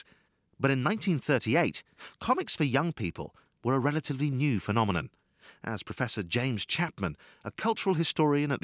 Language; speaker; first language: English; native; English